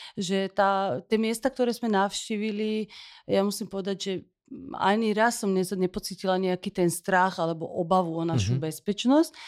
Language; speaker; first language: Slovak; early bilingual, heritage; Slovak